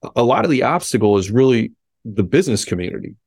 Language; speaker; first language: English; early bilingual, other home language; Spanish